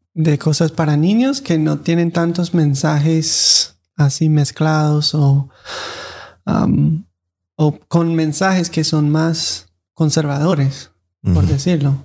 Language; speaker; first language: Spanish; non-native, fluent; English